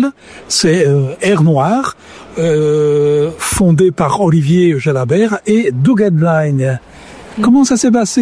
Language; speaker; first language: French; native; French